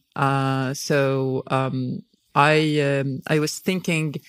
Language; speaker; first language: English; non-native, fluent; Hebrew